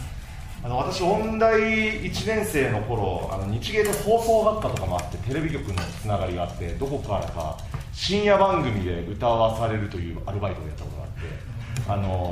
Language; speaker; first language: Japanese; native; Japanese